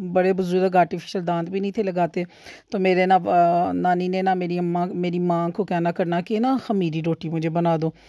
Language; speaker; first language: Urdu; non-native, local second language; Punjabi